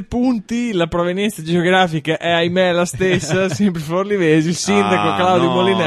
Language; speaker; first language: Italian; native; Italian